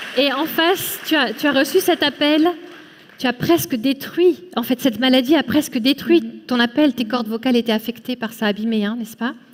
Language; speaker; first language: French; native; French